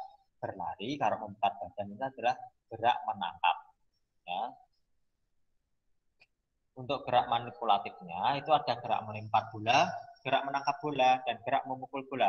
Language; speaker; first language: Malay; non-native, local second language; Javanese